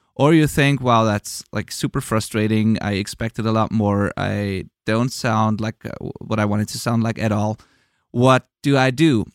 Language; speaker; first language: English; non-native, fluent; German